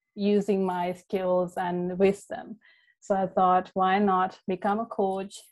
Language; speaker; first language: English; non-native, local second language; Sinhala